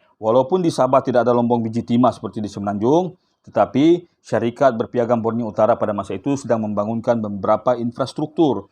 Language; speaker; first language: Malay; native; Malay